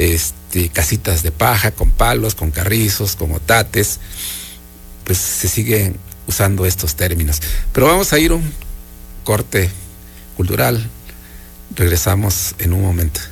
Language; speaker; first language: Spanish; native; Spanish